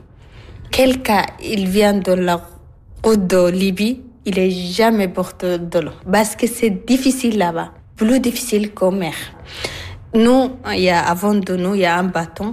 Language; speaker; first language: French; non-native, learner; Arabic